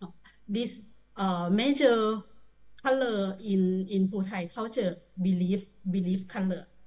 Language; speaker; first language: English; non-native, learner; Thai